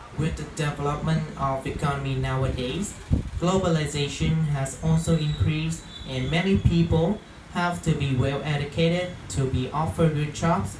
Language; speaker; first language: English; non-native, fluent; Vietnamese